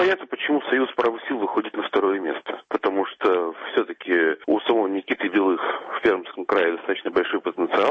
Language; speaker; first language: Russian; native; Russian